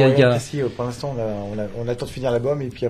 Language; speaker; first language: French; native; French